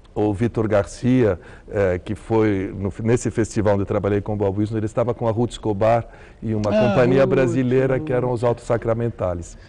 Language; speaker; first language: Portuguese; early bilingual, heritage; Arabic